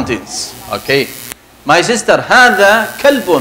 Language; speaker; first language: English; non-native, fluent; Arabic